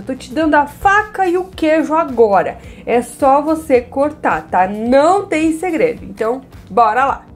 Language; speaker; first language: Portuguese; native; Portuguese